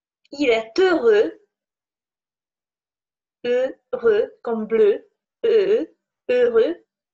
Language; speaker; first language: French; non-native, fluent; Czech